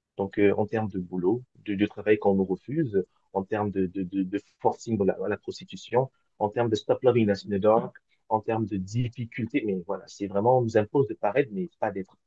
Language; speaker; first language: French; native; French